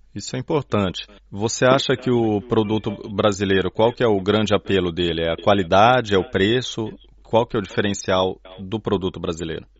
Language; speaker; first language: Portuguese; native; Portuguese